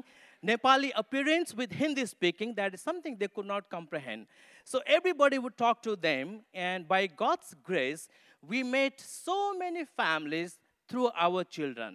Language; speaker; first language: English; non-native, local second language; Nepali